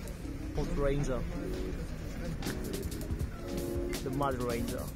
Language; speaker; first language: English; non-native, fluent; German